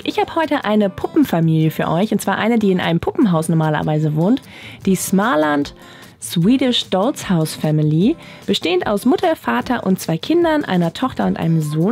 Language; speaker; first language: German; native; German